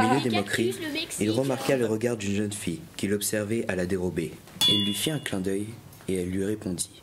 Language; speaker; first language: French; native; French